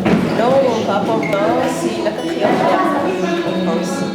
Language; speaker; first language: French; non-native, learner; Arabic